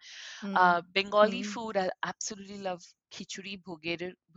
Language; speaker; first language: English; non-native, local second language; Punjabi